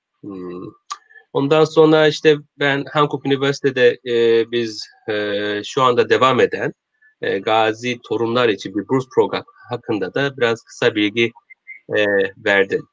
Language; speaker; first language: Turkish; non-native, learner; Korean